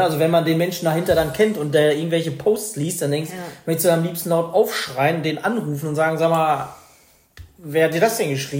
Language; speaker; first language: German; native; German